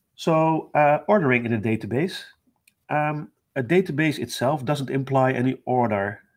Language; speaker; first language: English; non-native, fluent; Dutch